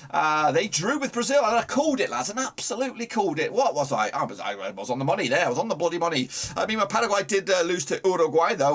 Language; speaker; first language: English; native; English